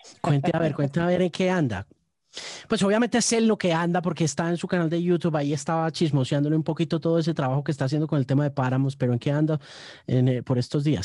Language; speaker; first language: Spanish; native; Spanish